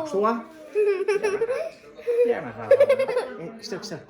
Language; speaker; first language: Albanian; native; Albanian